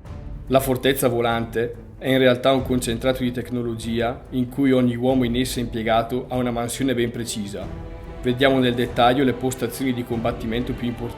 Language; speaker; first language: Italian; native; Italian